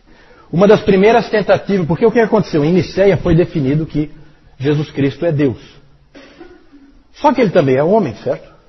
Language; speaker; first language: Portuguese; native; Portuguese